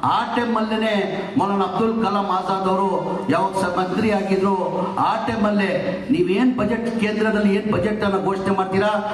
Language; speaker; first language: Kannada; non-native, local second language; Urdu